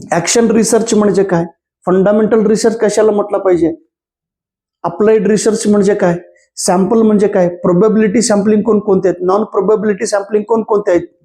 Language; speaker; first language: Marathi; non-native, local second language; Kannada